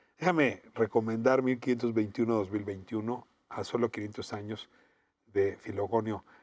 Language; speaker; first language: Spanish; native; Spanish